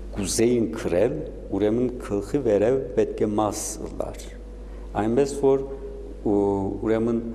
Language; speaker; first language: Armenian; native; Armenian